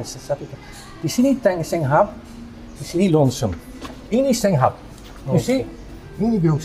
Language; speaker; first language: Indonesian; non-native, fluent; Dutch